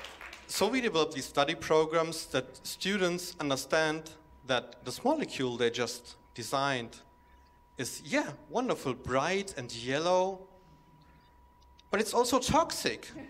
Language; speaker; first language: English; non-native, fluent; German